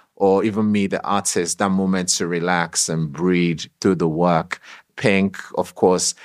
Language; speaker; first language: English; non-native, local second language; Yoruba